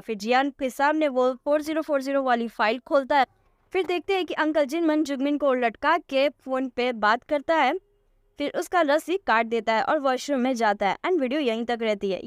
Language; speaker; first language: Hindi; native; Hindi